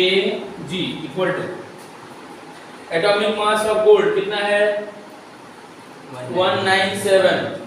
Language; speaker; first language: Hindi; native; Hindi